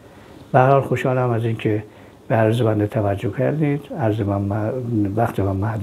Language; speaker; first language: Persian; native; Persian